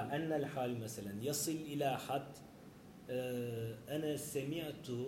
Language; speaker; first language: Arabic; non-native, learner; Turkish